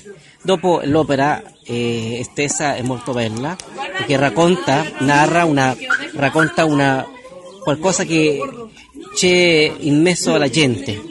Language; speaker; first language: Italian; non-native, fluent; Spanish